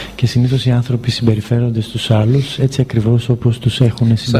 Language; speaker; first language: Greek; native; Greek